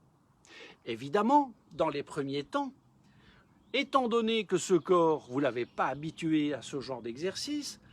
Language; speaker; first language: French; native; French